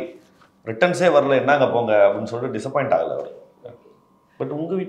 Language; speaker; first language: Tamil; native; Tamil